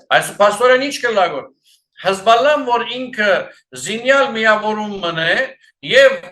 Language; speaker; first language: Armenian; early bilingual, heritage; Armenian